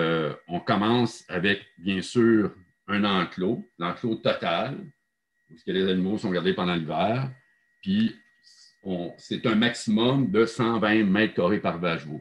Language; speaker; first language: French; native; French